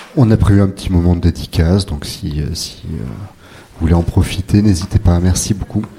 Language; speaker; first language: French; native; French